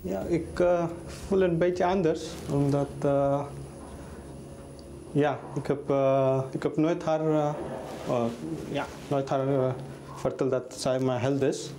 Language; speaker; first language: Dutch; non-native, learner; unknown